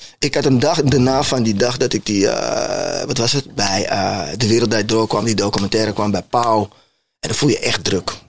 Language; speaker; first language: Dutch; native; Dutch